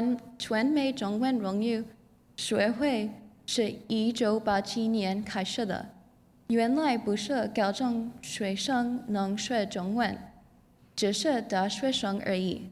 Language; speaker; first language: Chinese; non-native, learner; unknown